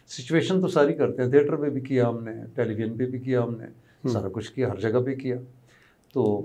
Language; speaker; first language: Urdu; non-native, local second language; Pahari-Potwari